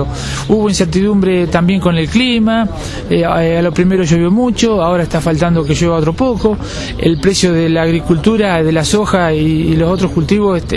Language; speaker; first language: Spanish; native; Spanish